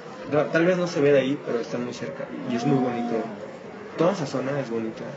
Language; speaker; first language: Spanish; native; Spanish